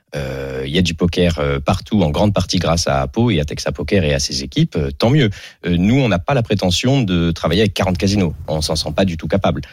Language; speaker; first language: French; native; French